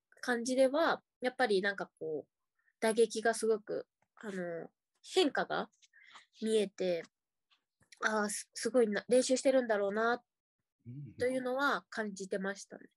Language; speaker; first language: Japanese; native; Japanese